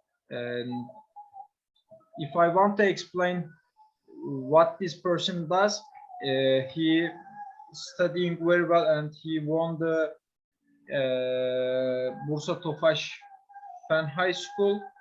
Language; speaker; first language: English; non-native, learner; Turkish